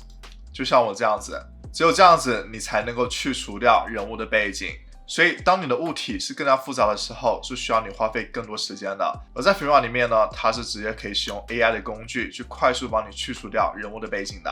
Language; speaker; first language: Chinese; native; Chinese